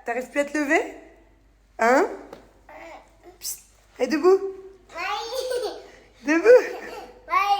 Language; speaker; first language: French; native; French